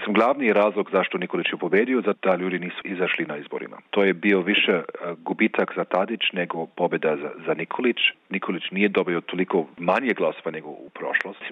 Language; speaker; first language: Serbian; non-native, fluent; German